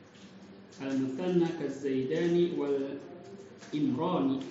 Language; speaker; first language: Arabic; non-native, learner; Indonesian